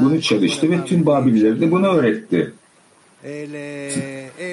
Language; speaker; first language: Turkish; native; Turkish